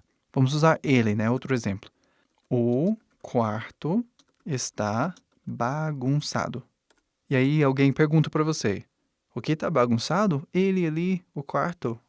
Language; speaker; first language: Portuguese; non-native, fluent; English